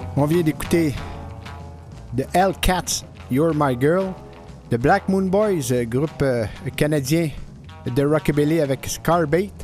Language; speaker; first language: French; native; French